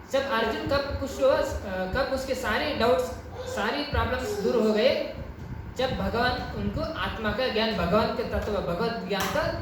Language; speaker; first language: Hindi; non-native, local second language; Kannada